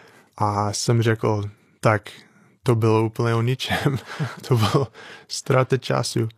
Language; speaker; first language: Czech; non-native, fluent; English